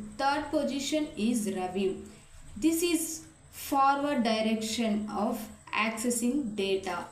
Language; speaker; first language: English; non-native, local second language; Telugu